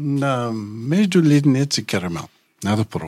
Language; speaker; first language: Russian; non-native, learner; English